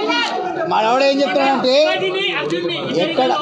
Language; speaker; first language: Telugu; native; Telugu